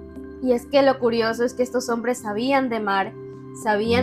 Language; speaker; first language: Spanish; native; Spanish